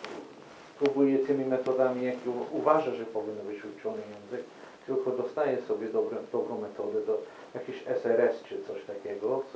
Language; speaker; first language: Polish; non-native, fluent; English